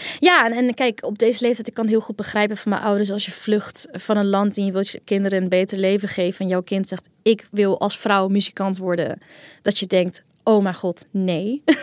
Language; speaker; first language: Dutch; early bilingual, other home language; Kurdish